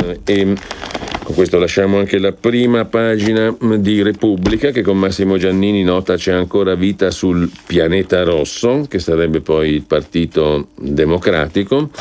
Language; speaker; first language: Italian; native; Italian